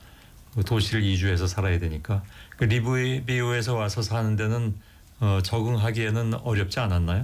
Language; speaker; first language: Korean; native; Korean